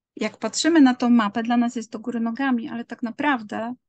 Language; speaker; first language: Polish; native; Polish